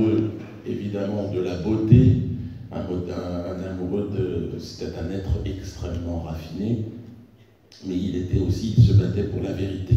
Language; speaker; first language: French; native; French